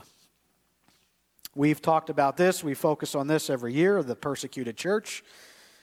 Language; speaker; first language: English; native; English